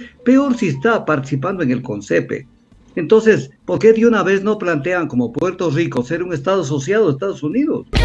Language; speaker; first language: Spanish; native; Spanish